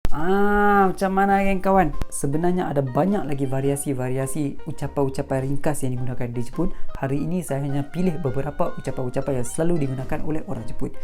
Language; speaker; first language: Malay; native; Malay